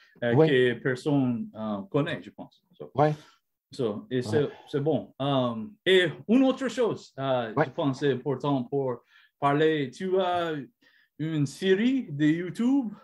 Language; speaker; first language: French; non-native, learner; English